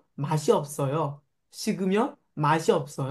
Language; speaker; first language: Korean; non-native, fluent; Burmese